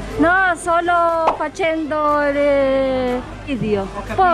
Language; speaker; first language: Italian; non-native, learner; Filipino